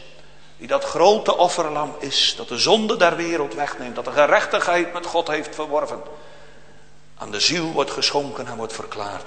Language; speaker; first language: Dutch; native; Dutch